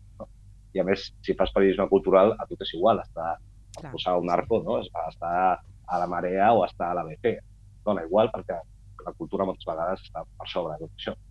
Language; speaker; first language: Catalan; non-native, local second language; Spanish